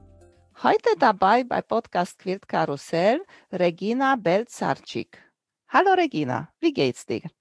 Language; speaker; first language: German; non-native, fluent; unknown